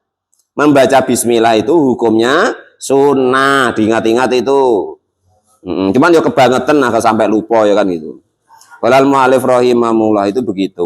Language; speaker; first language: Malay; non-native, local second language; Javanese